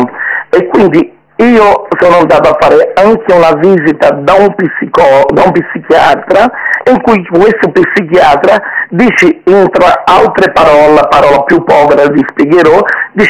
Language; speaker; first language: Italian; non-native, fluent; Portuguese